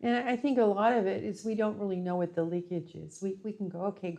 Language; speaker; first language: English; native; English